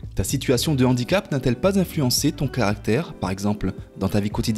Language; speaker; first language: French; native; French